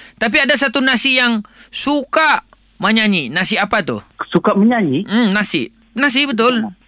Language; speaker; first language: Malay; native; Malay